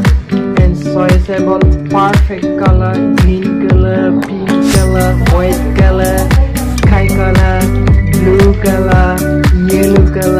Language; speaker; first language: English; non-native, learner; Bangla